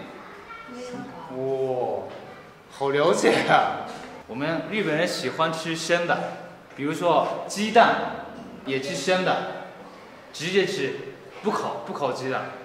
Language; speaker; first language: Chinese; non-native, fluent; Japanese